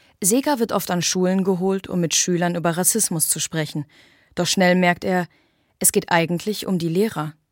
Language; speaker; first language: German; native; German